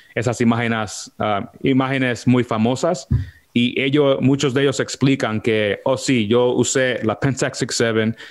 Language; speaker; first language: Spanish; early bilingual, heritage; Spanish